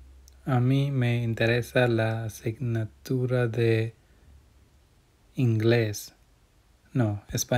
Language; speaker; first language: Spanish; non-native, learner; English